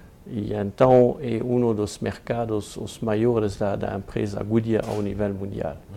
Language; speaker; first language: Portuguese; non-native, fluent; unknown